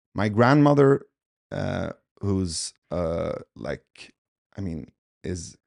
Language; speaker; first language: English; early bilingual, other home language; Swedish